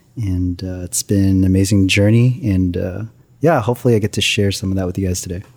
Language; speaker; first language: English; native; English